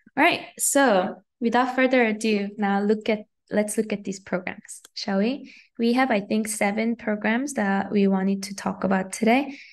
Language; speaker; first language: English; native; English